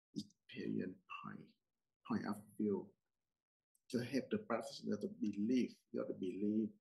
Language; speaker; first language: English; non-native, learner; Vietnamese